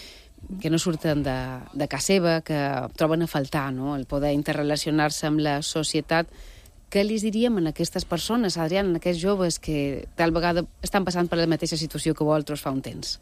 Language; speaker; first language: Catalan; native; Catalan